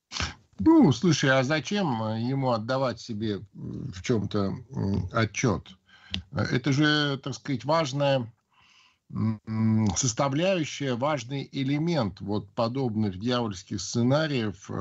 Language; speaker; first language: Russian; native; Russian